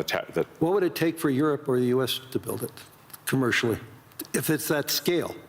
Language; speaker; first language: English; native; English